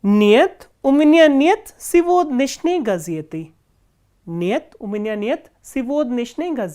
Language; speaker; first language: Russian; non-native, fluent; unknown